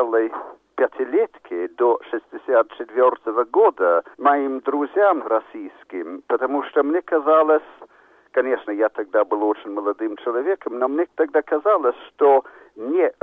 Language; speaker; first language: Russian; non-native, fluent; English